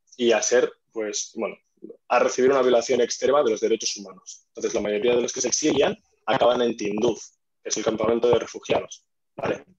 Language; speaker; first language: Spanish; non-native, fluent; Arabic